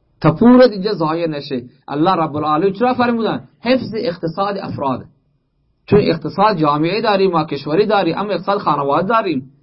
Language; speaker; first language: Persian; native; Persian